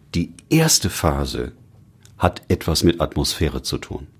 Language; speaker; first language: German; native; German